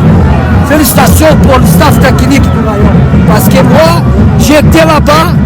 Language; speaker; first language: French; non-native, fluent; Portuguese